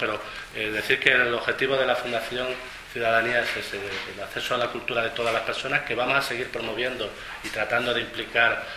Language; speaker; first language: Spanish; native; Spanish